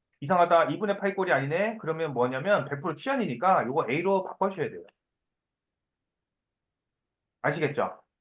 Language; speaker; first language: Korean; native; Korean